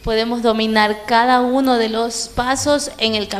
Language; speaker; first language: Spanish; native; Spanish